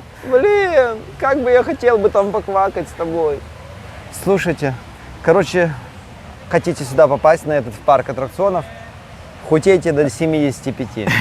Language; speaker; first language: Russian; native; Russian